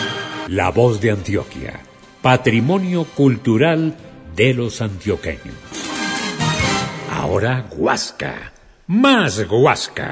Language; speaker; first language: Spanish; native; Spanish